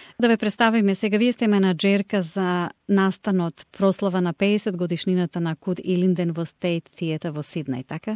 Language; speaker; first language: Macedonian; native; Macedonian